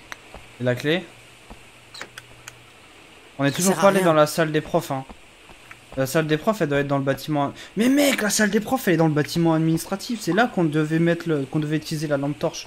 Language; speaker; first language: French; native; French